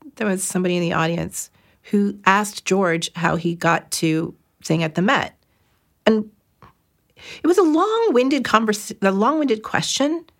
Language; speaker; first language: English; native; English